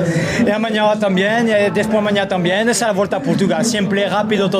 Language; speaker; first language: Spanish; non-native, learner; Portuguese